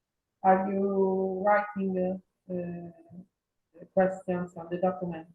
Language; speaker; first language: English; non-native, learner; Italian